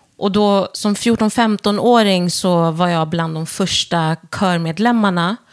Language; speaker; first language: Swedish; early bilingual, other home language; Wolof